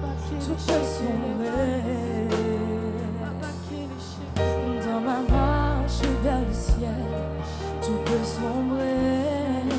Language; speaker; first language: French; native; French